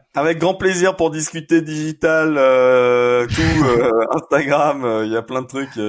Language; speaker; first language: French; native; French